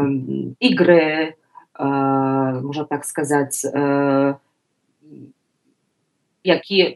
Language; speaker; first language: Russian; non-native, learner; Polish